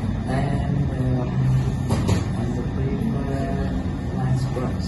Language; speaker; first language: English; non-native, learner; Indonesian